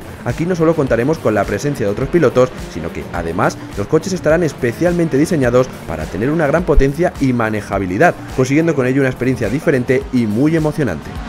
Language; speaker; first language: Spanish; native; Spanish